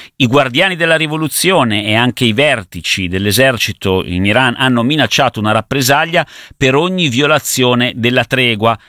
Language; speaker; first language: Italian; native; Italian